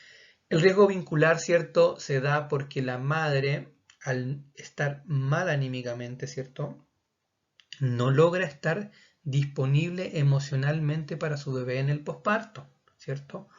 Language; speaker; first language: Spanish; native; Spanish